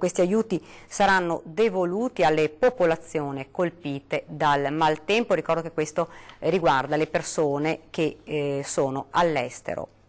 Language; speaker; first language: Italian; native; Italian